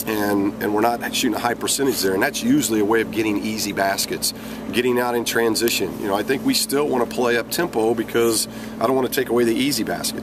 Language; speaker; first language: English; native; English